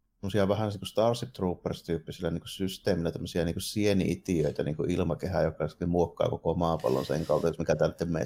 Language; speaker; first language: Finnish; native; Finnish